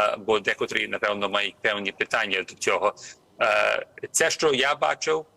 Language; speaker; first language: Ukrainian; early bilingual, heritage; Ukrainian